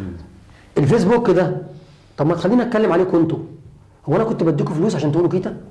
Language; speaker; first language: Arabic; native; Arabic